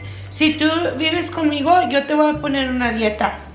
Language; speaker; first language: Spanish; early bilingual, heritage; Spanish